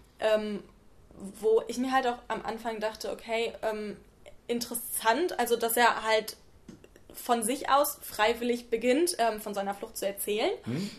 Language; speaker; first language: German; native; German